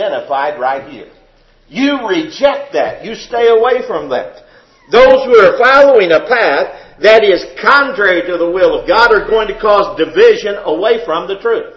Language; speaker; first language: English; native; English